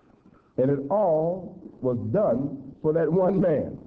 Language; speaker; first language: English; native; English